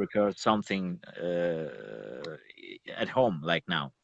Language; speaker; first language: English; non-native, learner; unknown